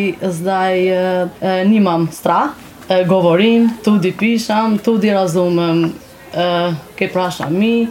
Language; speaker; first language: Slovenian; non-native, learner; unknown